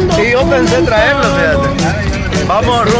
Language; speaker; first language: Spanish; native; Spanish